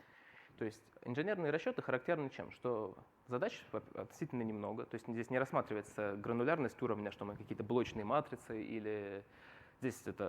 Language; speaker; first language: Russian; native; Russian